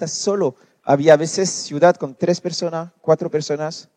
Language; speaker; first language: Spanish; non-native, learner; French